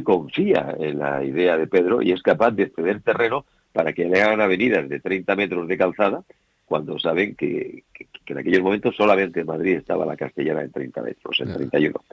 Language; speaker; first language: Spanish; native; Spanish